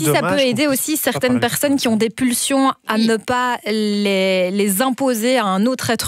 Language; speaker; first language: French; native; French